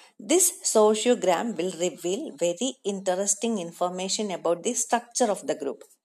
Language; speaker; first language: English; non-native, local second language; Malayalam